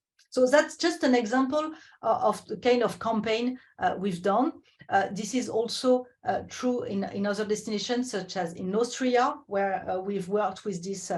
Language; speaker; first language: English; non-native, fluent; French